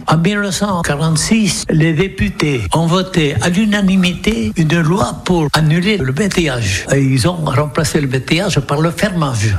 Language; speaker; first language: French; non-native, local second language; Occitan